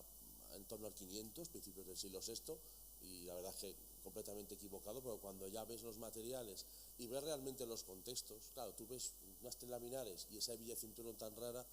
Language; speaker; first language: Spanish; native; Spanish